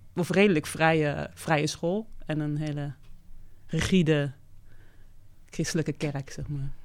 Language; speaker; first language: Dutch; native; Dutch